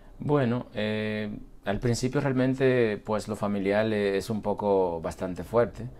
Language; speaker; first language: Spanish; native; Spanish